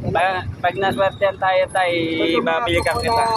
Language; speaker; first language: Filipino; native; Filipino